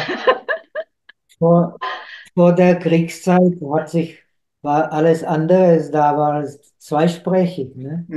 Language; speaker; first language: German; non-native, fluent; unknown